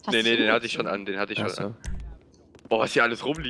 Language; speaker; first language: German; native; German